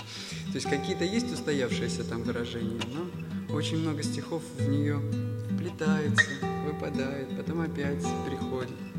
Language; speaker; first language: Russian; native; Russian